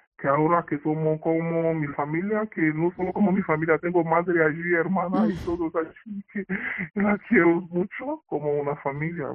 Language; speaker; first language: Spanish; non-native, fluent; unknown